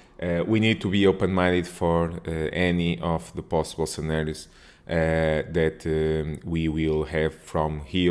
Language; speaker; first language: English; non-native, fluent; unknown